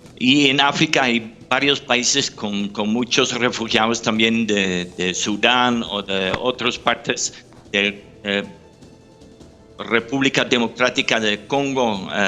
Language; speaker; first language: Spanish; non-native, fluent; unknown